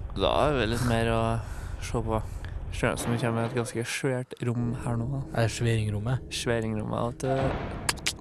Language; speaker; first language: Norwegian; native; Norwegian